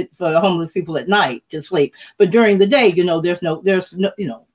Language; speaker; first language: English; native; English